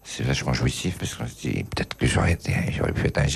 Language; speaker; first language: French; native; French